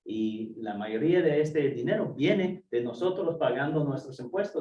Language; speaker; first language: Spanish; non-native, fluent; English